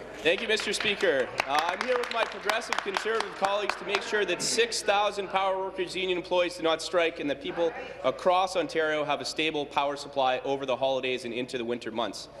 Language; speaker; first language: English; native; English